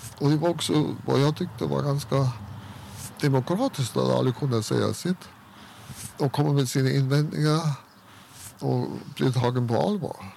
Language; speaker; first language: Swedish; non-native, fluent; German